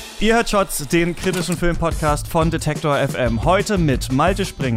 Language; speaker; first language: German; native; German